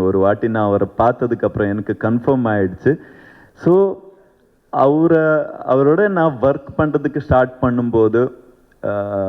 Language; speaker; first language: Tamil; non-native, learner; Kannada